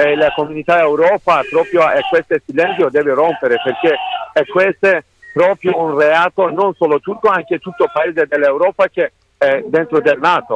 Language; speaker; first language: Italian; non-native, learner; Kurdish